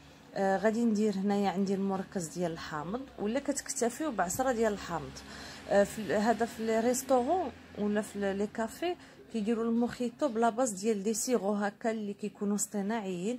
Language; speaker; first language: Arabic; native; Arabic